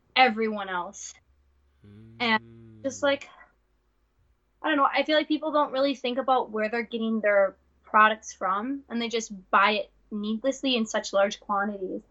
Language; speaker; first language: English; native; English